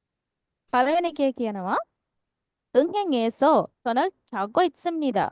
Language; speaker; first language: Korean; non-native, fluent; Sinhala